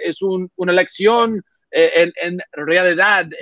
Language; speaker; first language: Spanish; non-native, learner; English